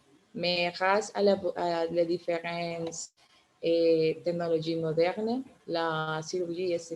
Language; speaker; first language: French; non-native, learner; Spanish